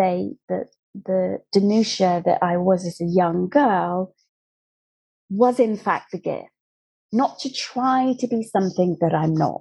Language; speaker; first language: English; native; English